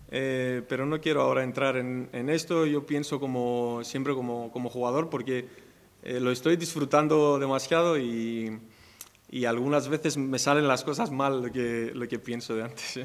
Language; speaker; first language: Spanish; non-native, fluent; Greek